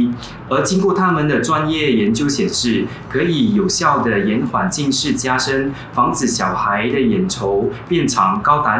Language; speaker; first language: Chinese; native; Chinese